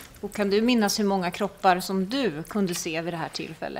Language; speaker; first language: Swedish; non-native, fluent; Persian